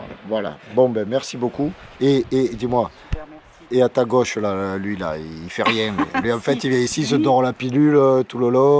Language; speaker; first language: French; native; French